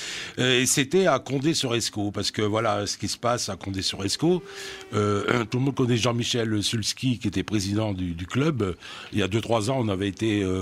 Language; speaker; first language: French; native; French